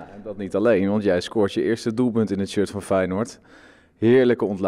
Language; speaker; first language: Dutch; native; Dutch